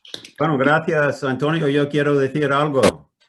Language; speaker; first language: Spanish; non-native, fluent; Italian